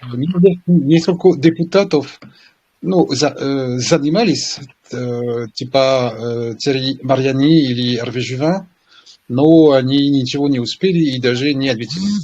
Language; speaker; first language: Russian; non-native, learner; French